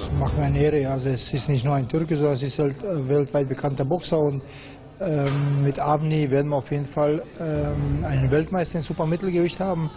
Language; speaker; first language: German; native; German